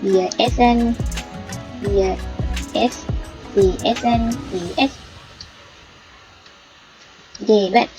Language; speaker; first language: German; non-native, fluent; Sinhala